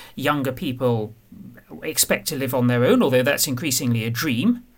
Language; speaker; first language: English; native; English